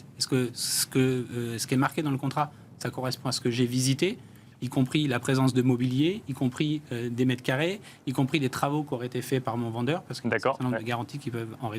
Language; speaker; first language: French; native; French